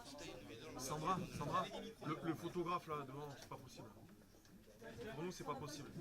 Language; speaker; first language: French; native; French